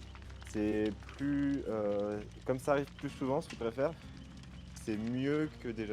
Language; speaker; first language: French; native; French